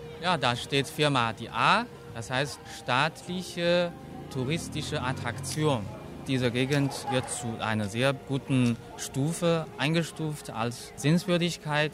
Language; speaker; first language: German; non-native, fluent; Chinese